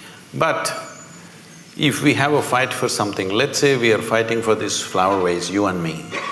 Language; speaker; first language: English; non-native, local second language; Kannada